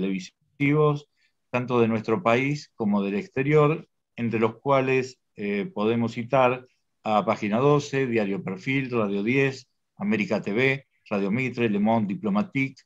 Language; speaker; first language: Spanish; native; Spanish